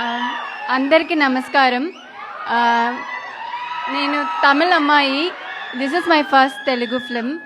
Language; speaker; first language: Telugu; non-native, learner; Tamil